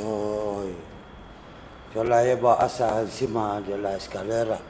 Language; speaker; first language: Spanish; non-native, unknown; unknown